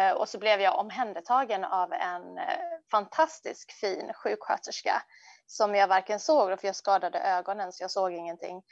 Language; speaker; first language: Swedish; early bilingual, other home language; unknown